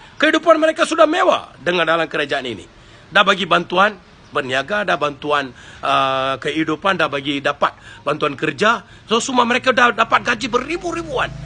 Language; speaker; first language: Malay; non-native, local second language; Tamil